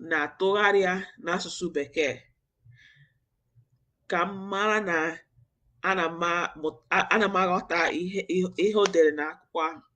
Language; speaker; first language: Igbo; non-native, learner; English